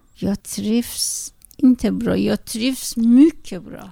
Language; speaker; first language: Swedish; non-native, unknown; Persian